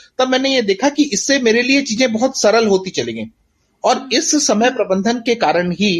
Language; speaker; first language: Hindi; native; Hindi